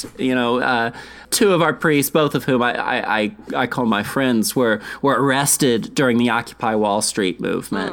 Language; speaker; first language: English; native; English